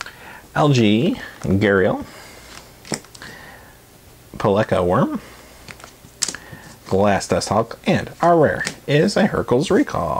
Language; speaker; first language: English; native; English